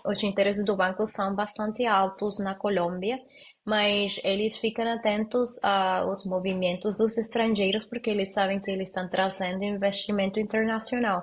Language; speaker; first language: Portuguese; non-native, learner; Spanish